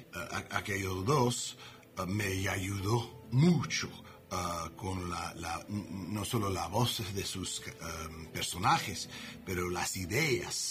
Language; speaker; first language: Spanish; non-native, learner; English